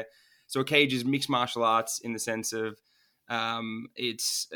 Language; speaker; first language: English; non-native, local second language; Turkish